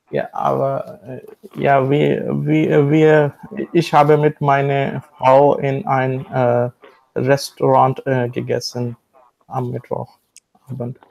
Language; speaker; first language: German; non-native, learner; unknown